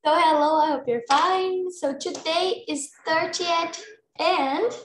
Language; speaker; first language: English; non-native, fluent; Portuguese